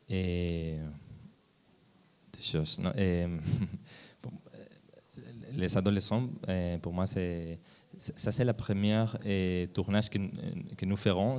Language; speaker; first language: French; non-native, learner; Spanish